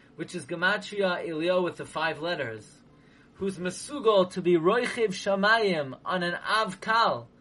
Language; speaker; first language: English; native; English